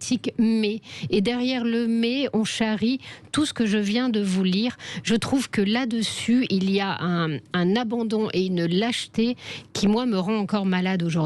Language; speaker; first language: French; native; French